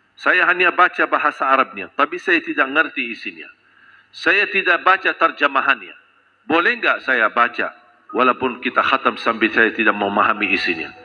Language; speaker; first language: Malay; non-native, fluent; Arabic